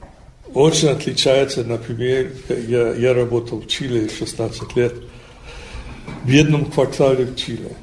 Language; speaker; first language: Russian; non-native, fluent; English